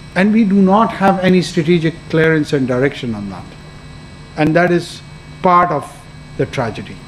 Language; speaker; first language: English; non-native, local second language; Pashto